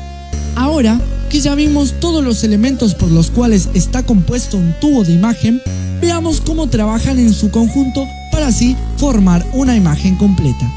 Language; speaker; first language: Spanish; native; Spanish